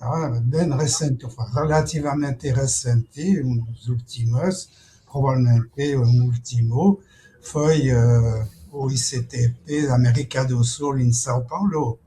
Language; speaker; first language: Portuguese; non-native, fluent; French